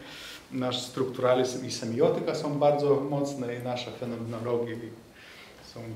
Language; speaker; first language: Polish; non-native, fluent; Lithuanian